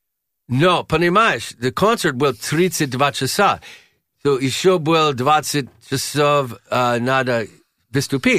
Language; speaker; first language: Russian; non-native, learner; English